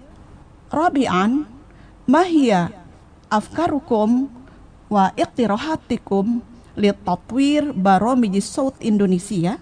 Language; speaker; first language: Arabic; non-native, fluent; Indonesian